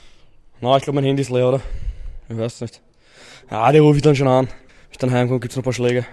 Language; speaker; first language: German; native; German